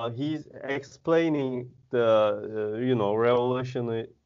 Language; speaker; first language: English; non-native, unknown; Turkish